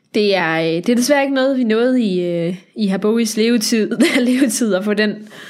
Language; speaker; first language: Danish; native; Danish